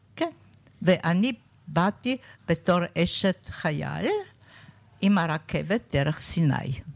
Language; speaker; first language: Hebrew; non-native, fluent; German